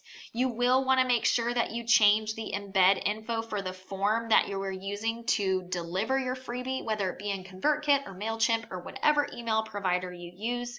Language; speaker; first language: English; native; English